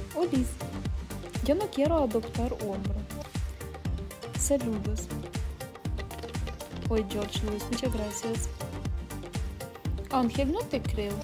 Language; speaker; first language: Spanish; non-native, learner; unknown